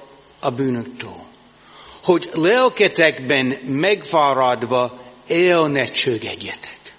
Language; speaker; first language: Hungarian; non-native, learner; English